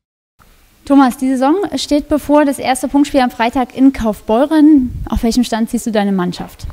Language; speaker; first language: German; native; German